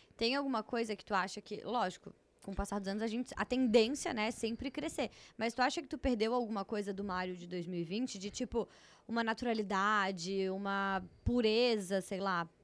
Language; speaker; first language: Portuguese; native; Portuguese